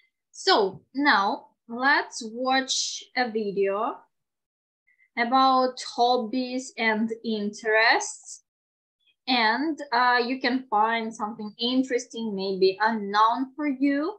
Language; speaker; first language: English; non-native, fluent; Ukrainian